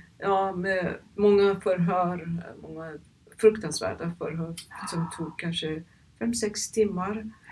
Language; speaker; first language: Swedish; non-native, fluent; Persian